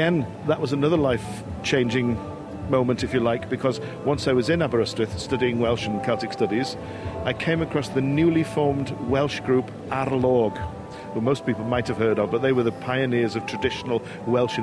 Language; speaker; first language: English; native; English